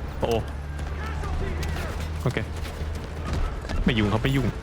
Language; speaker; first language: Thai; native; Thai